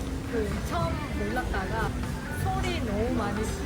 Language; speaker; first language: Korean; non-native, fluent; Vietnamese